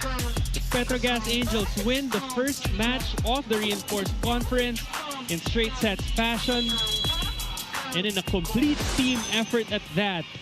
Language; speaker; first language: English; non-native, local second language; Filipino